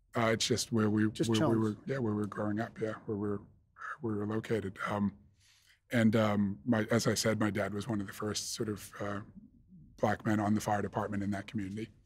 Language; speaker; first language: English; native; English